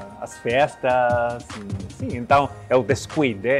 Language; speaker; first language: Portuguese; non-native, learner; Spanish